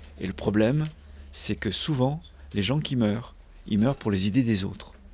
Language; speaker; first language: French; native; French